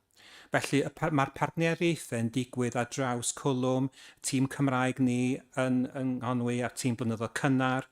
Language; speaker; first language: Welsh; native; Welsh